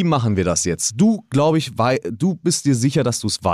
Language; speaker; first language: German; native; German